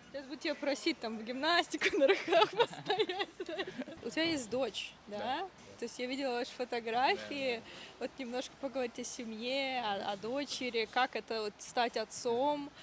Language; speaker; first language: Russian; native; Russian